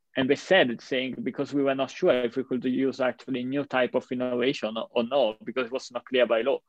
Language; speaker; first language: English; non-native, fluent; Italian